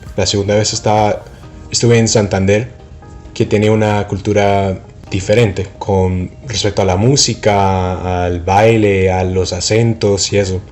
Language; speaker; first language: Spanish; non-native, fluent; English